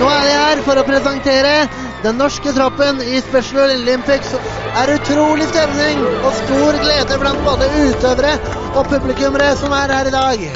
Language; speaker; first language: Norwegian; native; Norwegian